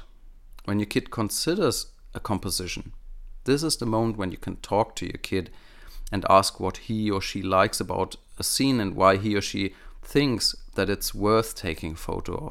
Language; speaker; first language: English; non-native, fluent; German